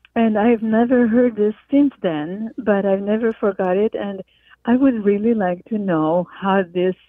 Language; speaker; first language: English; non-native, fluent; Hungarian